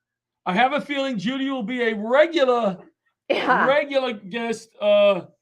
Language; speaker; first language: English; native; English